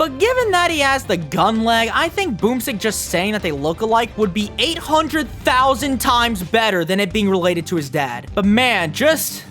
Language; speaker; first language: English; native; English